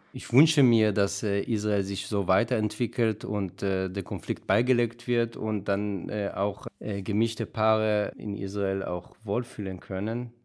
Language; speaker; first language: German; non-native, fluent; Hebrew